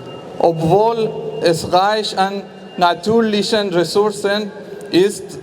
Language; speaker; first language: German; non-native, fluent; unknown